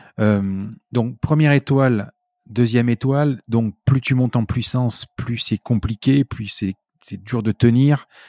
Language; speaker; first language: French; native; French